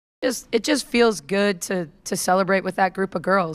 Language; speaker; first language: English; native; English